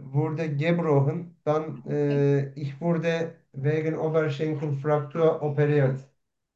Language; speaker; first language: German; non-native, learner; Turkish